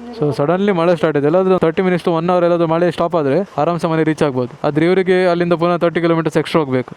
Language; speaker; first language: Kannada; non-native, local second language; Tulu